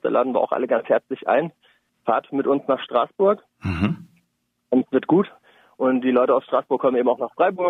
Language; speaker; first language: German; native; German